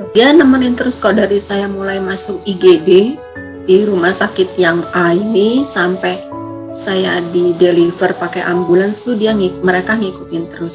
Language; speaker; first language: Indonesian; native; Indonesian